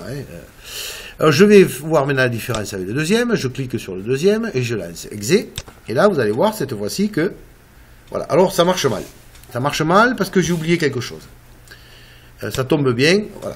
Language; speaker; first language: French; native; French